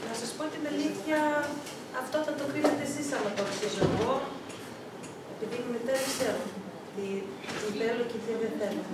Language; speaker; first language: Greek; early bilingual, other home language; Russian